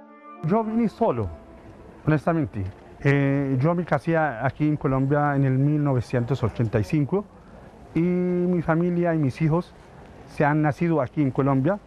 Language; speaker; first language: Spanish; non-native, fluent; Arabic